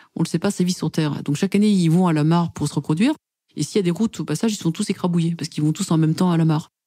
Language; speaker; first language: French; native; French